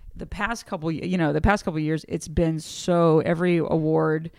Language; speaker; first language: English; native; English